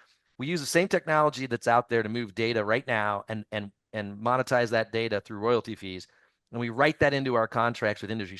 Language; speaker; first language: English; native; English